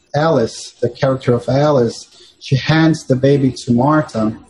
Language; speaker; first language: English; non-native, fluent; Portuguese